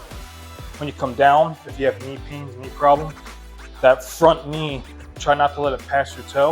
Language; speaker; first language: English; native; English